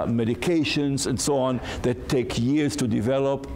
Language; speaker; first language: English; non-native, fluent; Hebrew